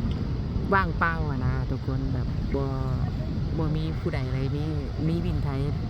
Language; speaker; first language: Thai; non-native, local second language; Northeastern Thai